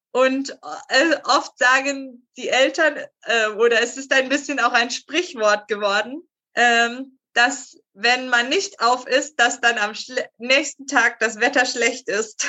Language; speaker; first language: German; native; German